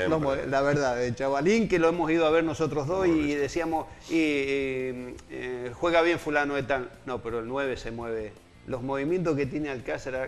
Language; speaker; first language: Spanish; native; Spanish